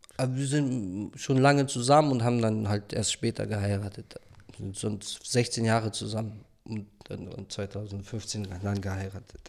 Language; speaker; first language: German; early bilingual, other home language; Polish